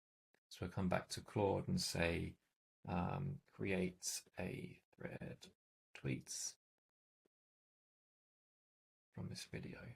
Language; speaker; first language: English; native; English